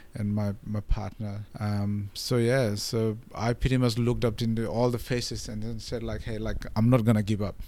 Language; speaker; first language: English; non-native, local second language; Nepali